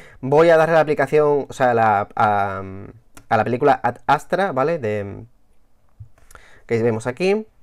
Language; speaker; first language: Spanish; native; Spanish